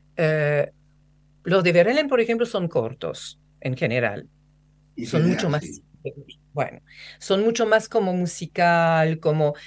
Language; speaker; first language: Spanish; non-native, fluent; French